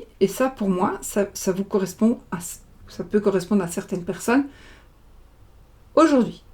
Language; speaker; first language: French; native; French